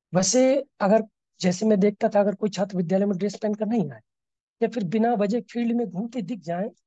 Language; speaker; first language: Hindi; native; Hindi